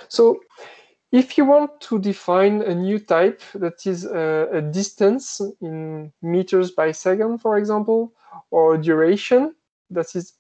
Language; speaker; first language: English; non-native, fluent; French